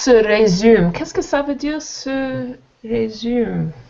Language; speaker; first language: French; non-native, learner; English